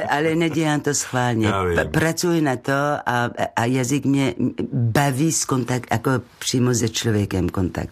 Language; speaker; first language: Czech; non-native, learner; French